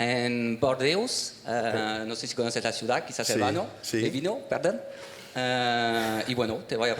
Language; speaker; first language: Spanish; non-native, fluent; French